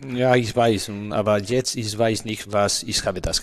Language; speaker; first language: German; non-native, learner; Spanish